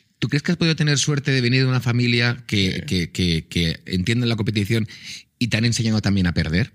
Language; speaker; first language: Spanish; native; Spanish